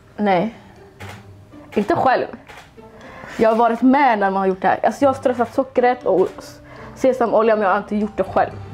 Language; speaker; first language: Swedish; early bilingual, other home language; Somali